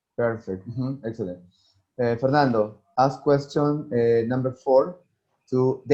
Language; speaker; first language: English; non-native, fluent; Spanish